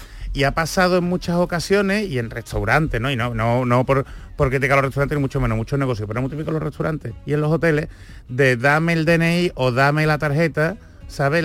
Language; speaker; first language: Spanish; native; Spanish